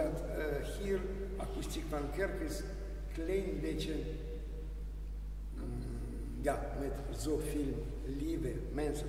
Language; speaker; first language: Dutch; non-native, learner; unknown